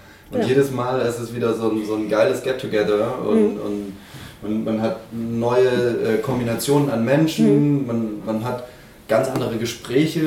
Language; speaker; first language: German; native; German